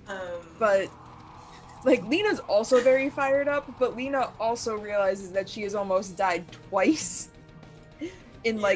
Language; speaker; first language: English; native; English